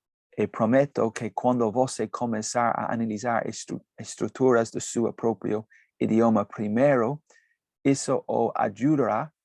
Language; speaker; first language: Portuguese; non-native, learner; English